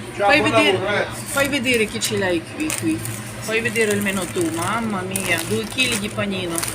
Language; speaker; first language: Italian; non-native, learner; Ukrainian